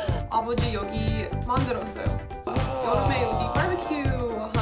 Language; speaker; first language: Korean; non-native, fluent; English